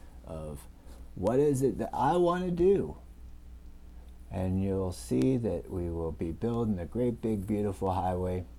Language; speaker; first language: English; native; English